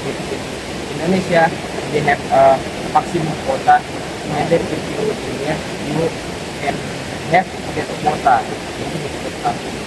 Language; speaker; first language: English; non-native, learner; Indonesian